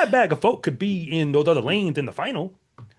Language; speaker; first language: English; native; English